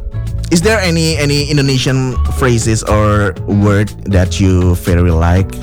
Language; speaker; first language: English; non-native, fluent; Indonesian